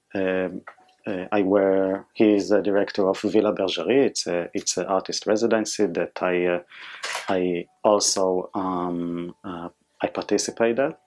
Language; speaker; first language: English; non-native, fluent; Hebrew